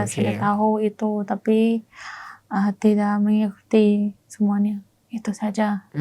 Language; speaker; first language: Indonesian; non-native, learner; German